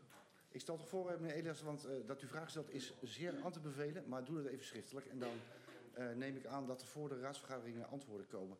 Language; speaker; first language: Dutch; native; Dutch